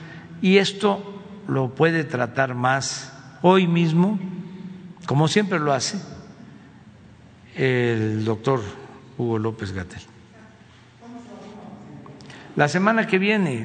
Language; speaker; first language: Spanish; native; Spanish